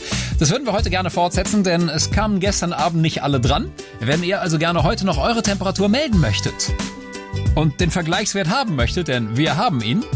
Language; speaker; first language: German; native; German